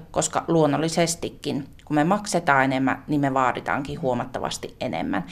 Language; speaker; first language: Finnish; native; Finnish